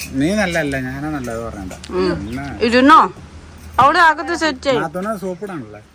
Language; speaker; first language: Malayalam; non-native, learner; Nepali